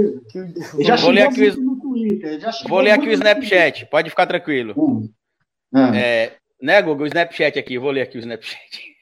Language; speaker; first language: Portuguese; native; Portuguese